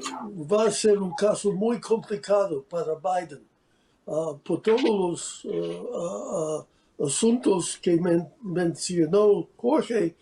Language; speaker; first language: Spanish; non-native, fluent; English